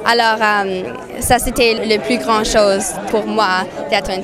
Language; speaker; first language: French; non-native, learner; English